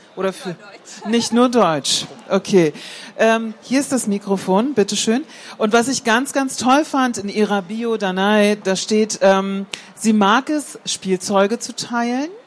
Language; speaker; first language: German; native; German